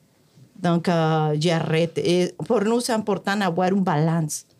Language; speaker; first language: French; non-native, fluent; Spanish